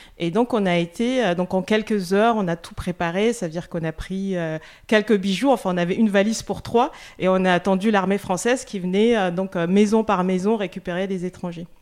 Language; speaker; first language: French; non-native, local second language; Russian